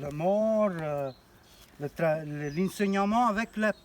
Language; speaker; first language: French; non-native, learner; Italian